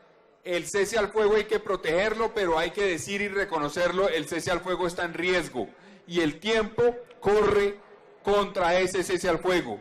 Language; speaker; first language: Spanish; native; Spanish